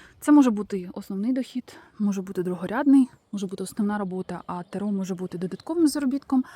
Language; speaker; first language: Ukrainian; native; Ukrainian